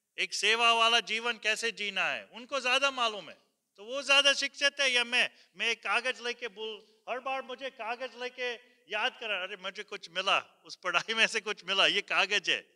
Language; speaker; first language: Hindi; early bilingual, heritage; Hindi